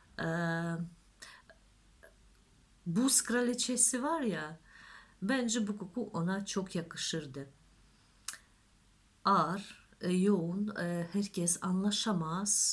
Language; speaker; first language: Turkish; non-native, learner; Russian